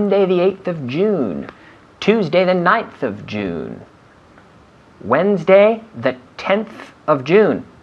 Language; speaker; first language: English; non-native, fluent; Spanish